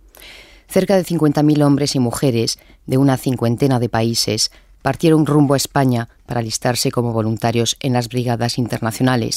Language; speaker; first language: Spanish; native; Spanish